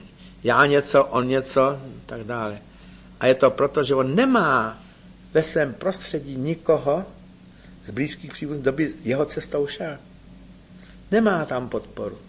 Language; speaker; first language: Czech; native; Czech